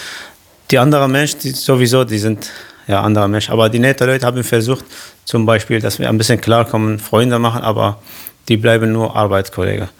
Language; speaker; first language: German; non-native, learner; Arabic